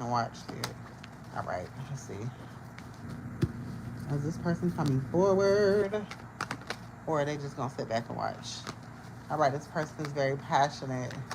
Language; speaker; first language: English; native; English